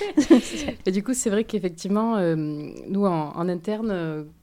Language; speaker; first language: French; native; French